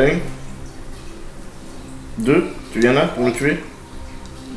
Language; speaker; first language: French; native; French